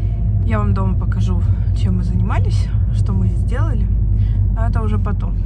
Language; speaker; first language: Russian; native; Russian